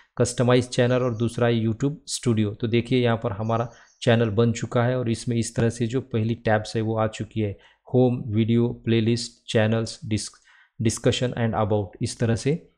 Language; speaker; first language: Hindi; non-native, local second language; Marathi